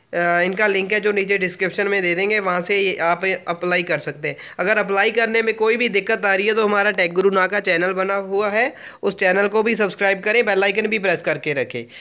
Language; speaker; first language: Hindi; non-native, local second language; Punjabi